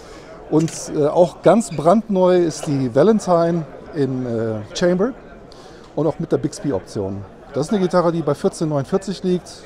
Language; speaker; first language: German; native; German